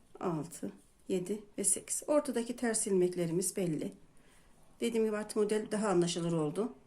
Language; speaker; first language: Turkish; native; Turkish